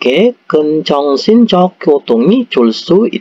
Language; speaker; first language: Korean; non-native, learner; Indonesian